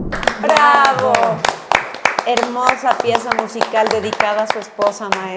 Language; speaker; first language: Spanish; native; Spanish